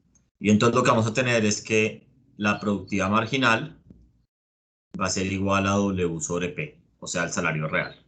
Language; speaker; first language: Spanish; native; Spanish